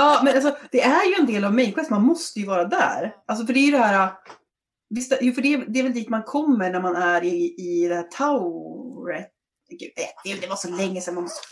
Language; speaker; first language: Swedish; native; Swedish